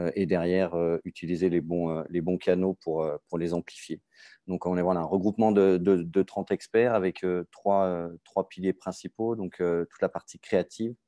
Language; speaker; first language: French; native; French